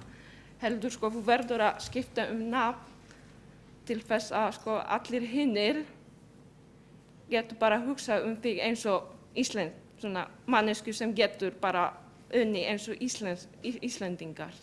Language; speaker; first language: Icelandic; non-native, fluent; Polish